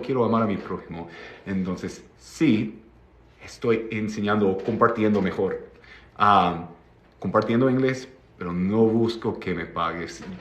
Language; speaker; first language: Spanish; non-native, fluent; English